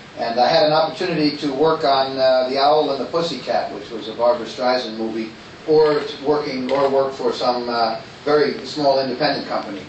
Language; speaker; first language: English; native; English